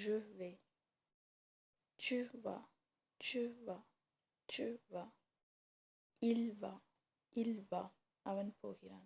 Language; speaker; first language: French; non-native, fluent; Tamil